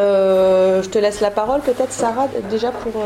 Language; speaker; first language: French; native; French